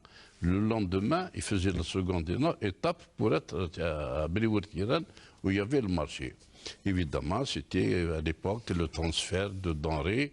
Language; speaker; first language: French; non-native, local second language; Kabyle